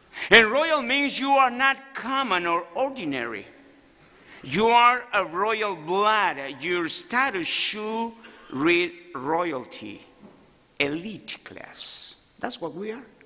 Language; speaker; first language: English; non-native, fluent; Spanish